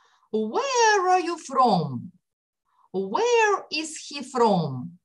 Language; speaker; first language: English; non-native, fluent; Ukrainian